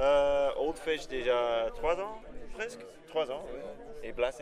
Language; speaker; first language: French; non-native, learner; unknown